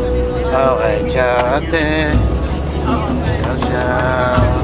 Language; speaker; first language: Italian; non-native, learner; Filipino